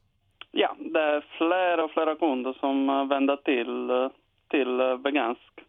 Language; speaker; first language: Swedish; non-native, learner; Italian